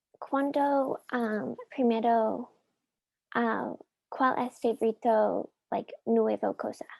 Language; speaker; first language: Spanish; non-native, learner; English